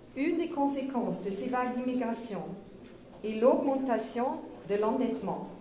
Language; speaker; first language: French; non-native, fluent; German